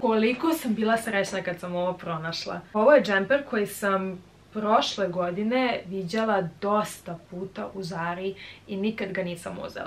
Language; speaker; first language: Serbian; native; Serbian